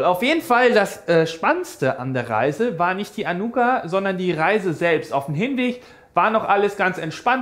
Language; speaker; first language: German; native; German